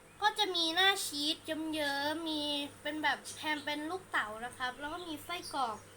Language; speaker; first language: Thai; native; Thai